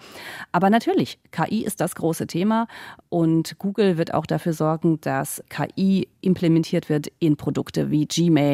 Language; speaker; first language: German; native; German